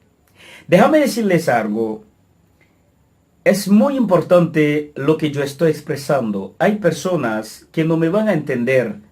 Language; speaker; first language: Spanish; non-native, fluent; Haitian Creole